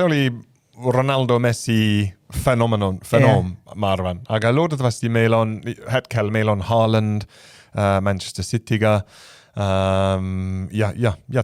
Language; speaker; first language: Estonian; non-native, fluent; English